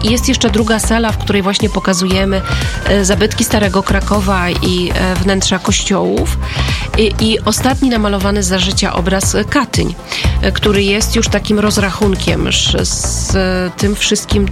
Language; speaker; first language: Polish; native; Polish